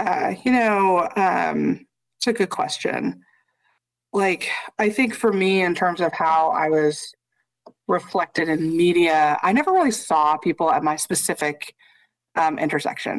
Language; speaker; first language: English; native; English